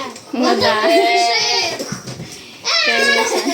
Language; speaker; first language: Russian; non-native, fluent; Filipino